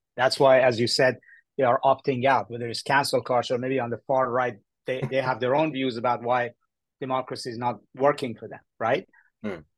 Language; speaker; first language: English; early bilingual, other home language; Persian